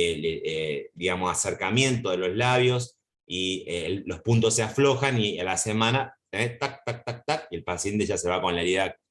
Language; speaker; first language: Spanish; native; Spanish